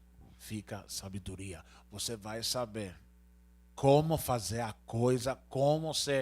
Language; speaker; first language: Portuguese; non-native, learner; Spanish